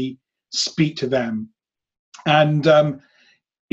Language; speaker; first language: English; native; English